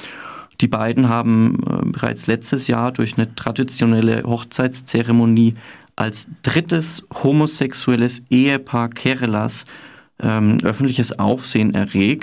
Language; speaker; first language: German; native; German